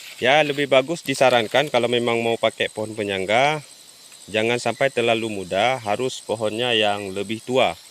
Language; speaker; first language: Indonesian; non-native, local second language; Achinese